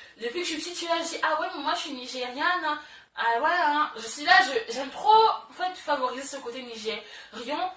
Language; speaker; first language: French; early bilingual, other home language; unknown